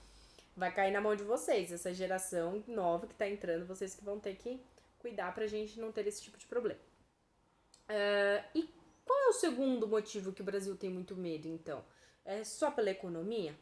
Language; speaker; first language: Portuguese; native; Portuguese